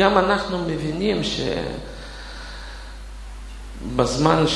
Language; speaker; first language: Hebrew; non-native, fluent; Russian